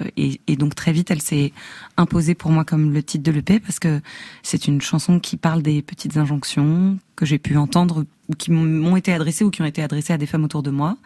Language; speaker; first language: French; native; French